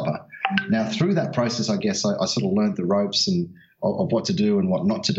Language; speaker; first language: English; native; English